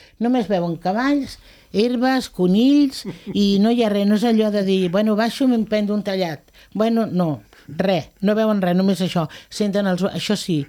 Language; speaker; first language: Catalan; non-native, local second language; Spanish